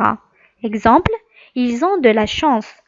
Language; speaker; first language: French; non-native, local second language; Arabic